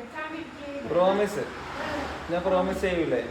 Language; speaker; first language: Malayalam; native; Malayalam